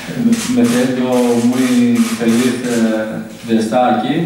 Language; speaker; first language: Spanish; non-native, learner; Greek